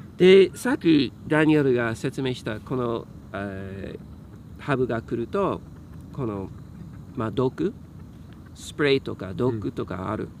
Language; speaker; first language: Japanese; native; Japanese